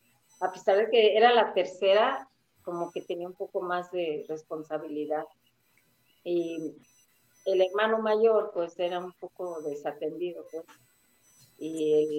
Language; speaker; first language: Spanish; native; Spanish